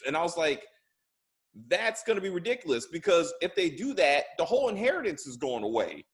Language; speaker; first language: English; native; English